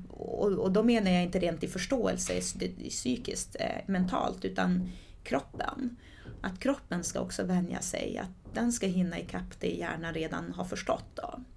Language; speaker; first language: Swedish; early bilingual, other home language; Portuguese